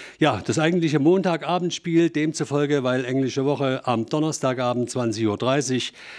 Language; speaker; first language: German; native; German